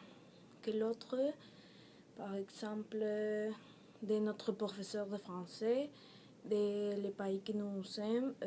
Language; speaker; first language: French; non-native, learner; Spanish